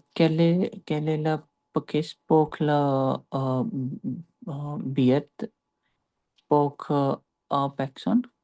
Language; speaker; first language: French; non-native, learner; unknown